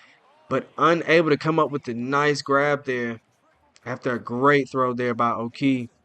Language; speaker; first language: English; native; English